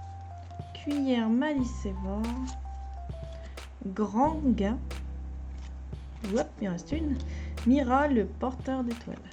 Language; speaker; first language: French; native; French